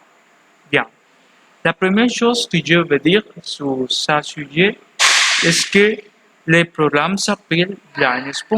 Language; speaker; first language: French; non-native, learner; Spanish